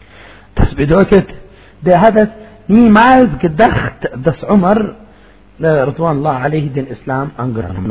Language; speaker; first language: German; non-native, fluent; Arabic